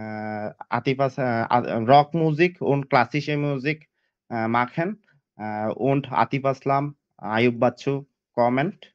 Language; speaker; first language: German; non-native, learner; Bangla